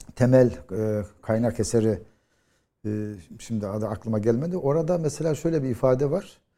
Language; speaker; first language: Turkish; native; Turkish